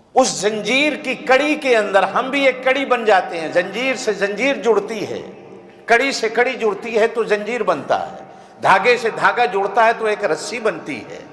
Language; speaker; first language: Urdu; non-native, local second language; Punjabi